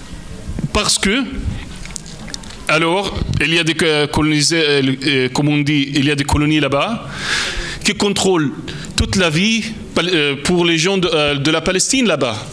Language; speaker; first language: French; non-native, fluent; Arabic